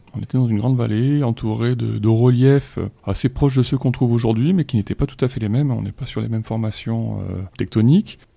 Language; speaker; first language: French; native; French